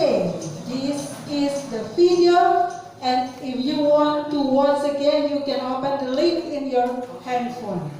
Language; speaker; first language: English; non-native, fluent; Indonesian